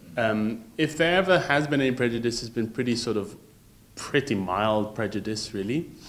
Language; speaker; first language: English; native; English